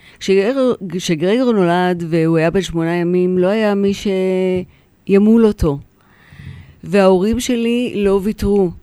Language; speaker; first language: Hebrew; early bilingual, other home language; Polish